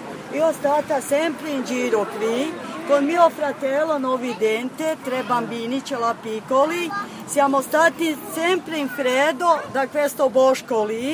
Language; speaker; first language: Italian; non-native, learner; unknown